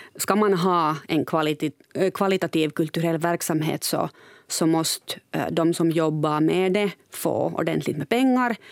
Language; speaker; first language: Swedish; native; Swedish